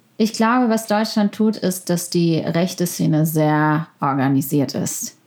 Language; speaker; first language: German; early bilingual, other home language; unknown